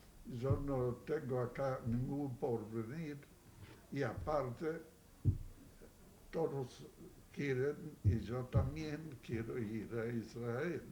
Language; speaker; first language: Spanish; non-native, fluent; Yiddish